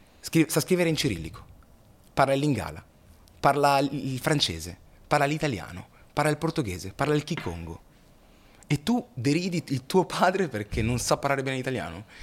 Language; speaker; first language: Italian; early bilingual, other home language; Lingala